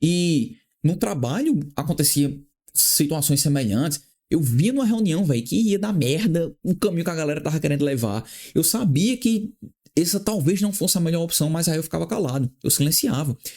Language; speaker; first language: Portuguese; native; Portuguese